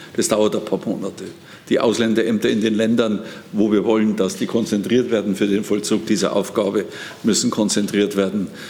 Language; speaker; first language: German; native; German